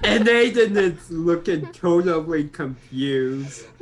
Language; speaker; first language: English; native; English